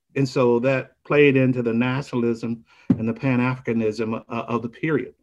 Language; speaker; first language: English; native; English